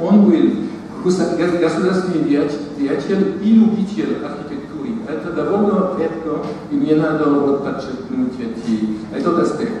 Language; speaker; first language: Russian; non-native, fluent; French